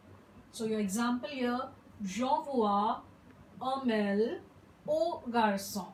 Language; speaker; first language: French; non-native, fluent; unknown